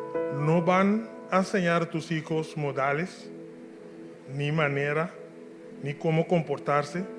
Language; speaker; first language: Spanish; non-native, local second language; Papiamento